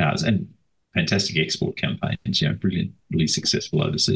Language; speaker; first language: English; native; English